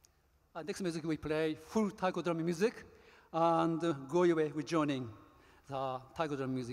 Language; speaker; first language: English; non-native, learner; Japanese